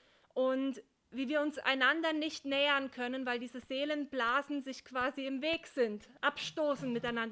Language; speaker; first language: German; native; German